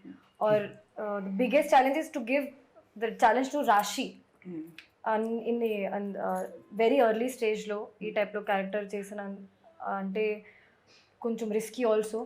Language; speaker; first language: Telugu; non-native, fluent; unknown